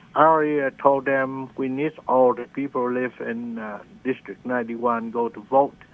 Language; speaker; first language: English; non-native, learner; Vietnamese